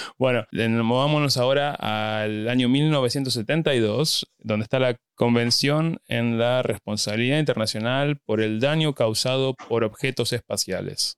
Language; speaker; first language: Spanish; native; Spanish